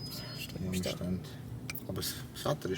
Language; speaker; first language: German; non-native, local second language; Croatian